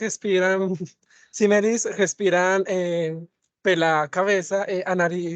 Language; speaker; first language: Portuguese; non-native, learner; Spanish